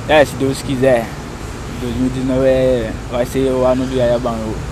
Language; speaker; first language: Portuguese; non-native, fluent; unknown